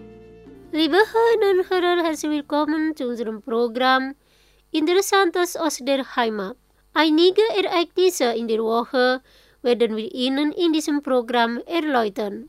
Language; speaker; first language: German; non-native, fluent; Indonesian